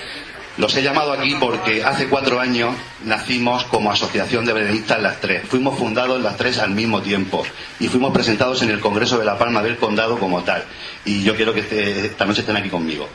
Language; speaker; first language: Spanish; native; Spanish